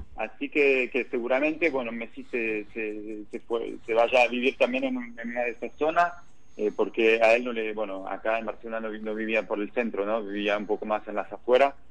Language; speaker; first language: Spanish; non-native, fluent; French